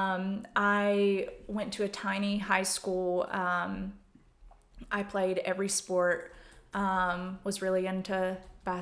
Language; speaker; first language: English; native; English